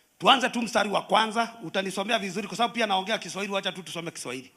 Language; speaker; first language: Swahili; non-native, local second language; Kikuyu